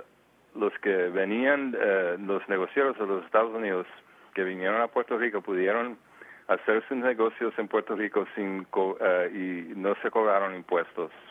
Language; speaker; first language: Spanish; early bilingual, heritage; Spanish